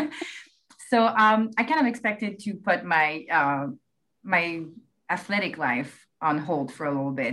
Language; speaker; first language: English; non-native, fluent; French